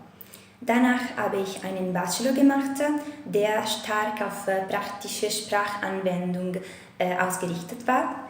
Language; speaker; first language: German; non-native, fluent; Italian